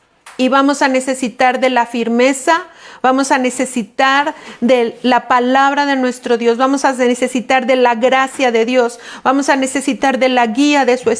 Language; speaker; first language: Spanish; native; Spanish